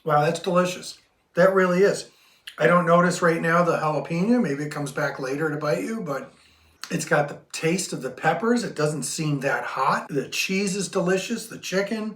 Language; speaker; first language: English; native; English